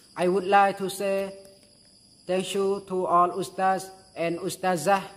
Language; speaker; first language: English; non-native, learner; Khmer